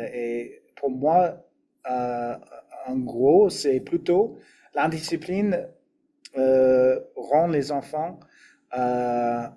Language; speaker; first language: French; non-native, fluent; English